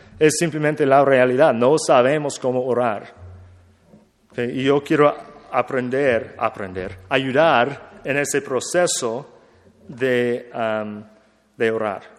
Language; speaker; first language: Spanish; non-native, learner; English